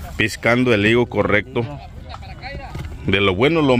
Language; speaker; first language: Spanish; native; Spanish